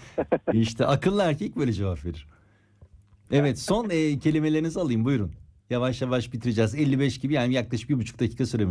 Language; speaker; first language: Turkish; native; Turkish